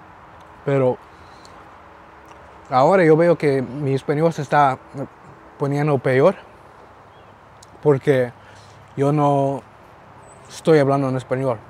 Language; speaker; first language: Spanish; early bilingual, heritage; Spanish